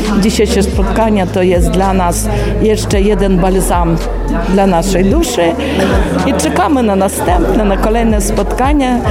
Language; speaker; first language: Polish; non-native, local second language; Ukrainian